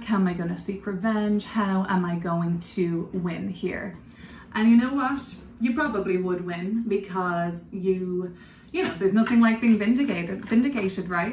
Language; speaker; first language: English; native; English